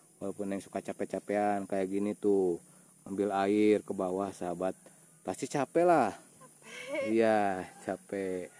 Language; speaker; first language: Indonesian; non-native, local second language; Sundanese